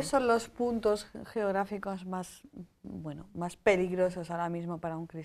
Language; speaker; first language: Spanish; native; Spanish